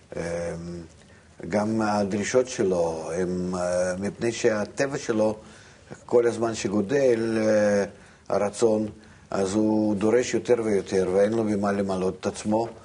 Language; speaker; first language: Hebrew; non-native, fluent; Russian